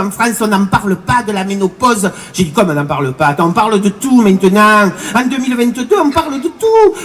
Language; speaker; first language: French; native; French